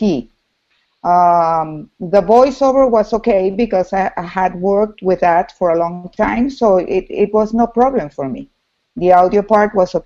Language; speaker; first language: English; non-native, fluent; Spanish